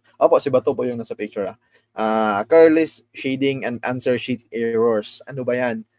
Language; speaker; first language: Filipino; non-native, local second language; Cebuano